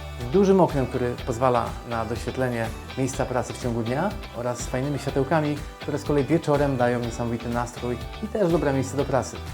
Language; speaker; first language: Polish; native; Polish